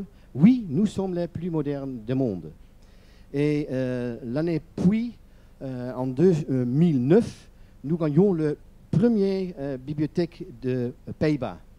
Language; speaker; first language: French; non-native, learner; Dutch